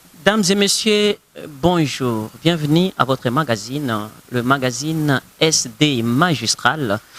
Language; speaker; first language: French; non-native, local second language; Lingala